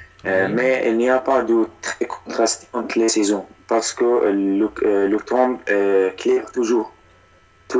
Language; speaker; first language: French; non-native, learner; Arabic